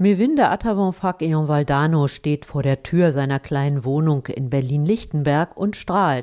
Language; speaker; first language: German; native; German